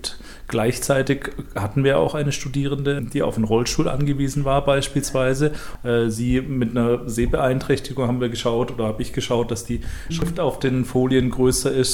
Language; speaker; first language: German; native; German